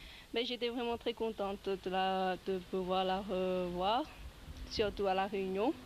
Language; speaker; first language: French; early bilingual, other home language; Chinese